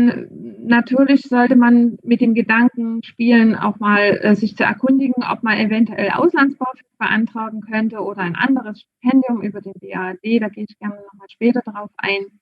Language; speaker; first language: German; native; German